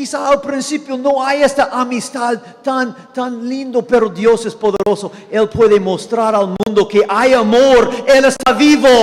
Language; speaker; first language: Spanish; non-native, fluent; English